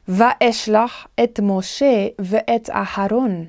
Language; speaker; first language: Hebrew; non-native, fluent; English